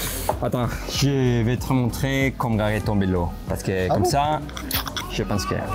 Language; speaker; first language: French; non-native, learner; Spanish